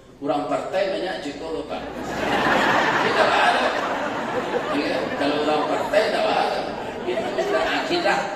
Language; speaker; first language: Malay; non-native, local second language; Minangkabau